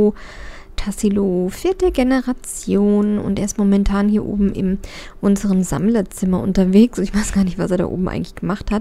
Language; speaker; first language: German; native; German